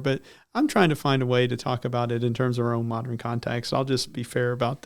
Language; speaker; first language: English; native; English